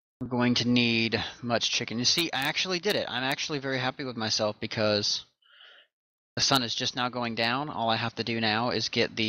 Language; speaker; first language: English; native; English